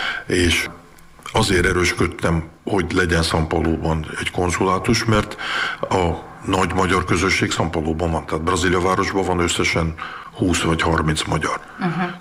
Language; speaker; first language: Hungarian; early bilingual, heritage; Hungarian